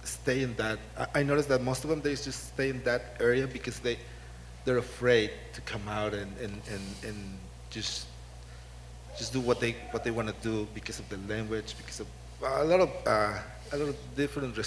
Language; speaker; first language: English; non-native, fluent; Spanish